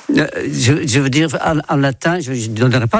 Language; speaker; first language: French; non-native, fluent; Dutch